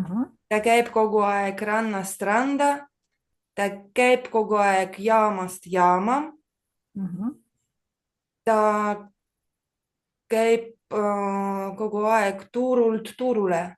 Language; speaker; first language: Estonian; non-native, learner; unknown